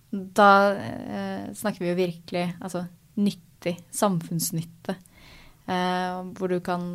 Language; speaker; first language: Norwegian; native; Norwegian